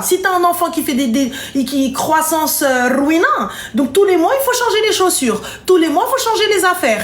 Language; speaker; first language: French; native; French